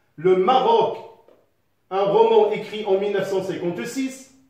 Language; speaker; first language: French; non-native, local second language; Arabic